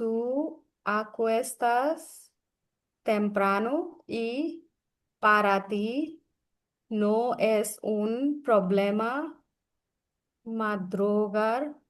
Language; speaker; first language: Spanish; non-native, learner; Bangla